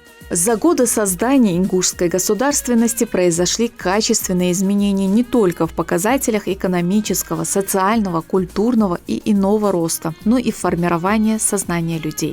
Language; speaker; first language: Russian; native; Russian